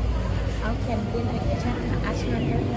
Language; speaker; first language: English; non-native, learner; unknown